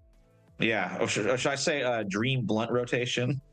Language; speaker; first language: English; native; English